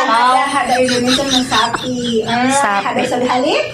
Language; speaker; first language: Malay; non-native, learner; Filipino